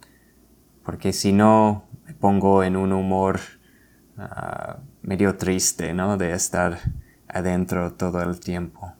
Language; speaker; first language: Spanish; non-native, fluent; English